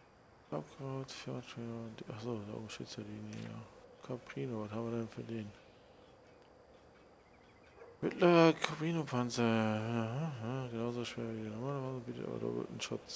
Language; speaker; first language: German; native; German